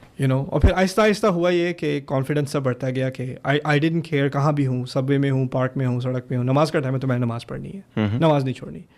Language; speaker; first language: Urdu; early bilingual, other home language; German